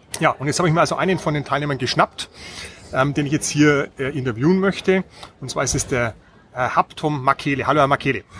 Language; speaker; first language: German; native; German